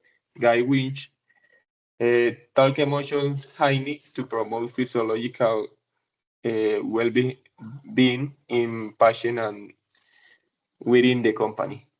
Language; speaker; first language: English; non-native, learner; Spanish